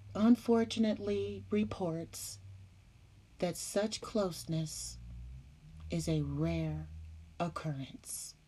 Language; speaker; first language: English; native; English